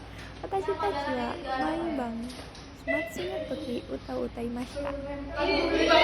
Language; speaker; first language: Japanese; non-native, learner; Indonesian